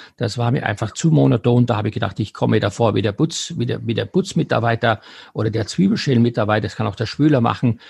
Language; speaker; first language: German; native; German